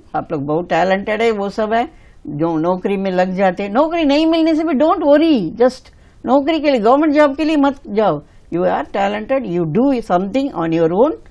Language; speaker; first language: Hindi; non-native, local second language; Tamil